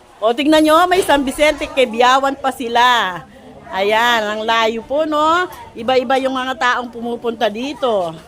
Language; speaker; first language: Filipino; non-native, local second language; Pampanga